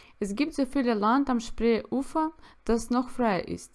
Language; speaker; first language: German; non-native, learner; Russian